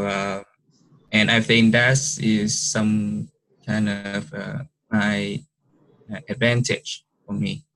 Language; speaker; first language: English; non-native, learner; Vietnamese